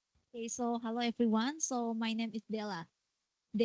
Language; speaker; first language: English; non-native, learner; Indonesian